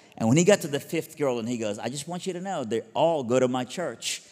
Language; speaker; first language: English; early bilingual, other home language; Persian